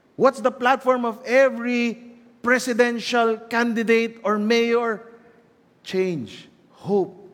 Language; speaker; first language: English; non-native, local second language; Filipino